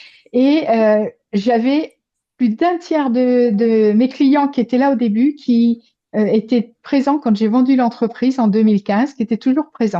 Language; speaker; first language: French; native; French